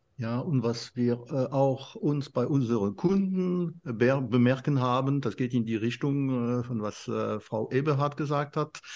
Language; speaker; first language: German; non-native, fluent; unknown